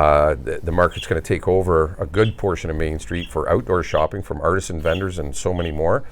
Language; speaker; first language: English; native; English